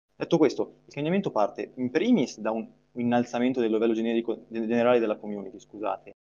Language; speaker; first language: Italian; native; Italian